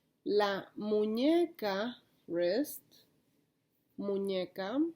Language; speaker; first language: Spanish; early bilingual, heritage; Spanish